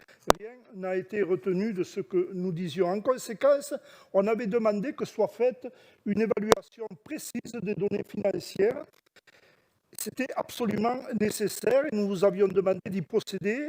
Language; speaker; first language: French; native; French